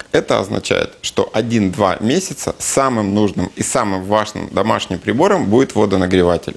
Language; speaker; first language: Russian; native; Russian